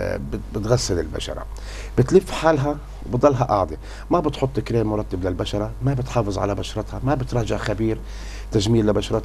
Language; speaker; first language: Arabic; native; Arabic